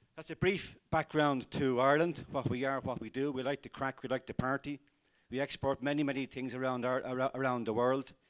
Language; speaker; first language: English; native; English